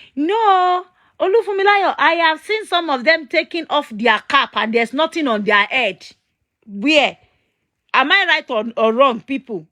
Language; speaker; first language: English; non-native, local second language; Yoruba